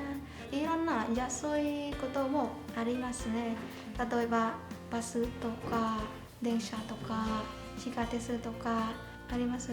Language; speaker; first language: Japanese; non-native, learner; Vietnamese